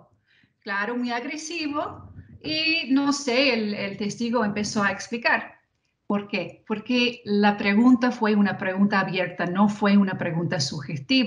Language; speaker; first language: Spanish; non-native, fluent; English